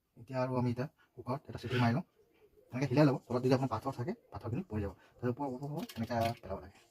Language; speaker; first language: Assamese; non-native, local second language; Bangla